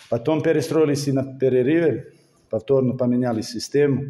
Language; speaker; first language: Russian; non-native, fluent; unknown